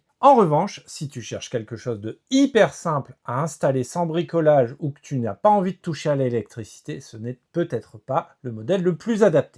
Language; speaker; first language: French; native; French